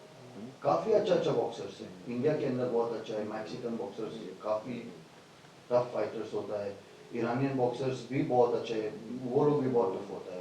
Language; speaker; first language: Hindi; non-native, fluent; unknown